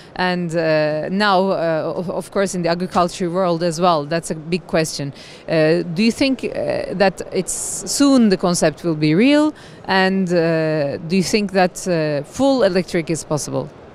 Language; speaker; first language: English; non-native, fluent; Turkish